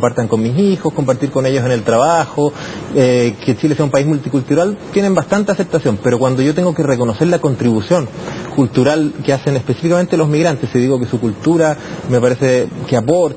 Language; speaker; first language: Spanish; native; Spanish